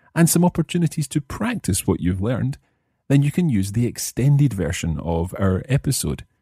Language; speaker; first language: English; native; English